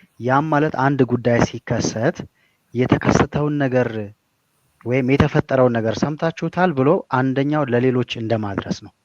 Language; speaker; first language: Amharic; non-native, local second language; Sidamo